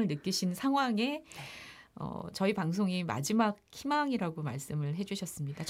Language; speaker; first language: Korean; native; Korean